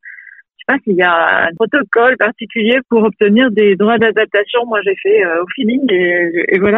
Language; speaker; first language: French; native; French